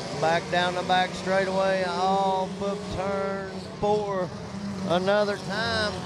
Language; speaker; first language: English; native; English